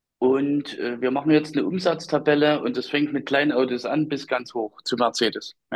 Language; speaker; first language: German; native; German